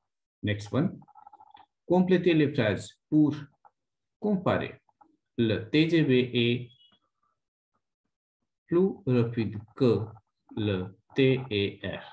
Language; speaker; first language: French; non-native, fluent; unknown